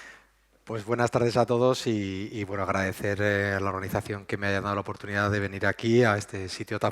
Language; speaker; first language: Spanish; native; Spanish